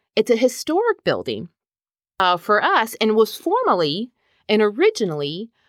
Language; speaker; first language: English; native; English